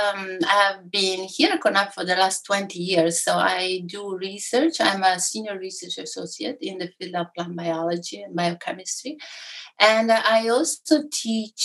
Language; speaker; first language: English; non-native, fluent; Italian